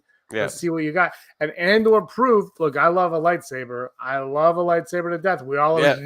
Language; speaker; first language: English; native; English